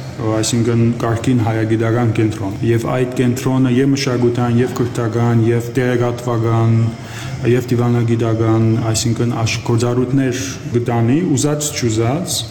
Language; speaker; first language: Armenian; early bilingual, heritage; Armenian